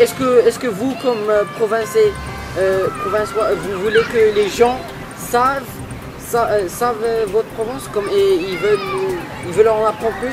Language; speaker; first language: French; non-native, learner; English